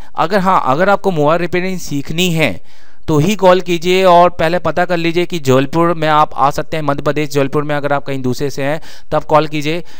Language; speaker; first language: Hindi; native; Hindi